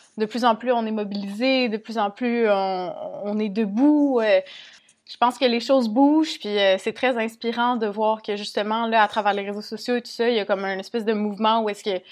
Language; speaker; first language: French; native; French